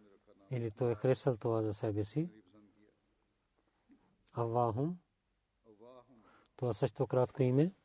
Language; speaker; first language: Bulgarian; non-native, learner; Urdu